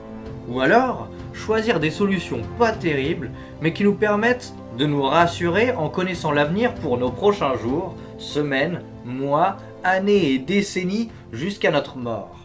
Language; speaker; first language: French; native; French